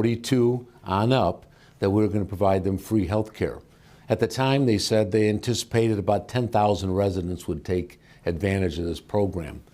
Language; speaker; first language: English; native; English